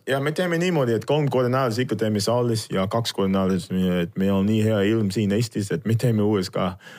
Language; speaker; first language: Estonian; non-native, fluent; English